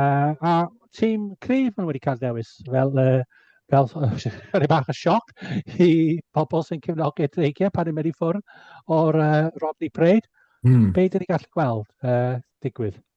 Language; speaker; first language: Welsh; non-native, fluent; English